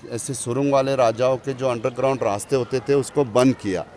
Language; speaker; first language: Hindi; non-native, local second language; Marathi